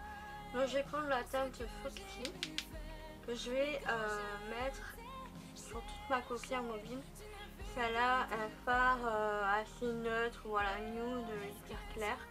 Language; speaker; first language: French; native; French